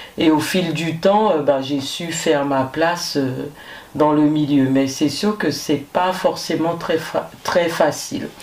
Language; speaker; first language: French; native; French